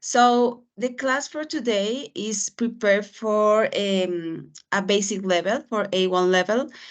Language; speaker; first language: English; non-native, fluent; Spanish